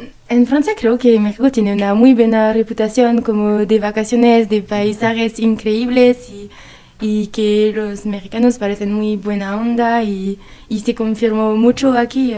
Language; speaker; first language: Spanish; non-native, learner; French